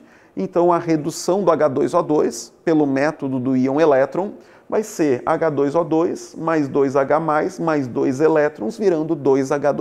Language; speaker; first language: Portuguese; native; Portuguese